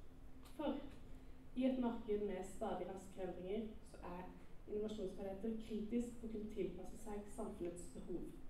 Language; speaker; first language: Norwegian; native; Norwegian